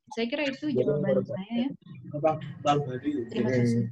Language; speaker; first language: Indonesian; native; Indonesian